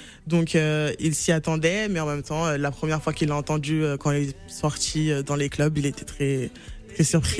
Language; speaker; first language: French; native; French